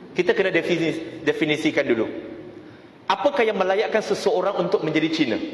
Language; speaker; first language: Malay; non-native, local second language; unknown